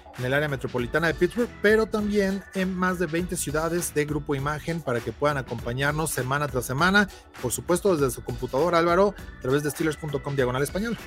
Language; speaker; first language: Spanish; native; Spanish